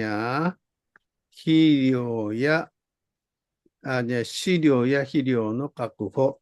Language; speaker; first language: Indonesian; non-native, fluent; Japanese